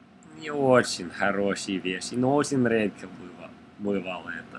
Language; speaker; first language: Russian; non-native, learner; English